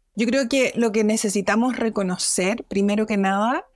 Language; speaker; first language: Spanish; native; Spanish